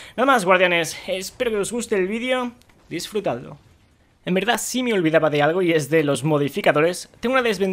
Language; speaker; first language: Spanish; native; Spanish